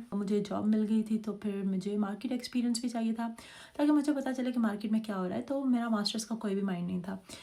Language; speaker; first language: Urdu; non-native, local second language; Sindhi